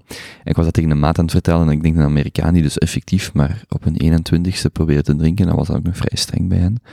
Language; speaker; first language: Dutch; native; Dutch